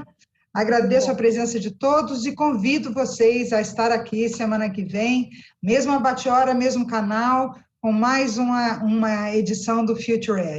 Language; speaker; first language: Portuguese; native; Portuguese